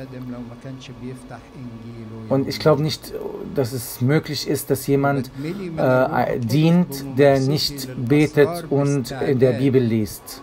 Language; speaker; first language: German; non-native, fluent; Arabic